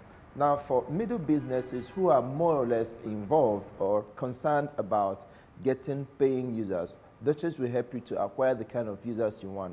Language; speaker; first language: English; non-native, local second language; Igbo